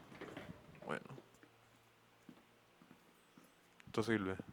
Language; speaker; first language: Spanish; early bilingual, heritage; English